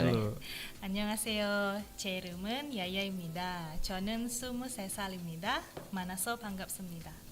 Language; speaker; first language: Korean; non-native, learner; Indonesian